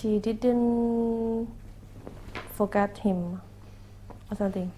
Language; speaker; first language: English; non-native, learner; Thai